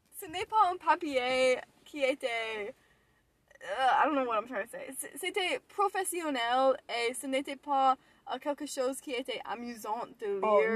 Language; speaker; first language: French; non-native, learner; English